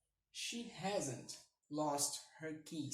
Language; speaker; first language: English; non-native, fluent; Portuguese